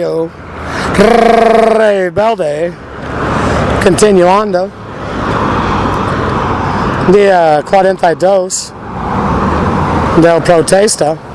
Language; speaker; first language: Spanish; non-native, learner; English